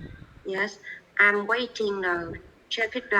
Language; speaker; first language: English; non-native, learner; Vietnamese